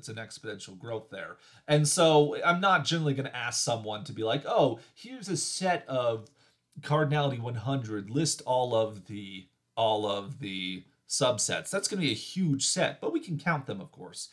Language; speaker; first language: English; native; English